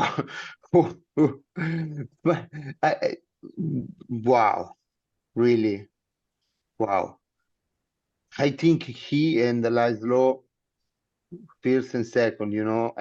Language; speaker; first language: English; non-native, learner; Italian